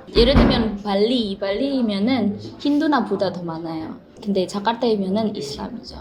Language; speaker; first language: Korean; non-native, fluent; Indonesian